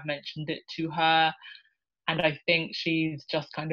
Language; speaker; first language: English; native; English